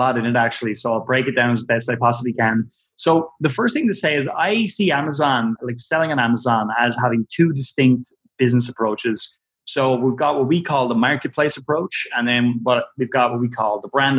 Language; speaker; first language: English; native; English